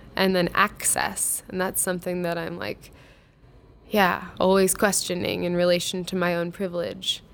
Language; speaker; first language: English; native; English